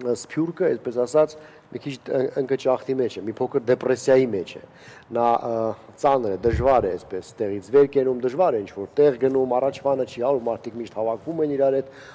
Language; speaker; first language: Armenian; native; Armenian